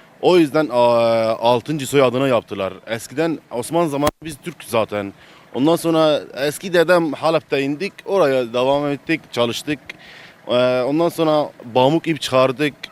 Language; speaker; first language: Turkish; non-native, learner; Arabic